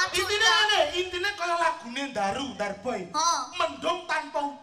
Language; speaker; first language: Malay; non-native, local second language; Javanese